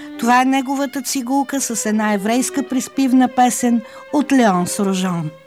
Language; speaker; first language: Bulgarian; native; Bulgarian